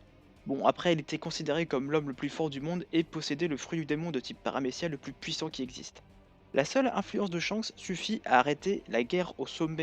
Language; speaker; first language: French; native; French